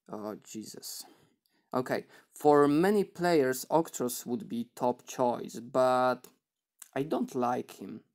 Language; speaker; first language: English; non-native, fluent; Polish